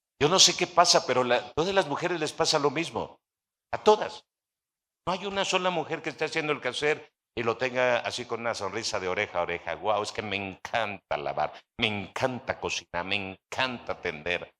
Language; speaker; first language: Spanish; native; Spanish